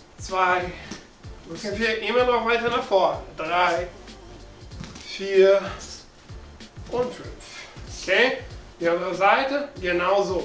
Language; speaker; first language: German; non-native, learner; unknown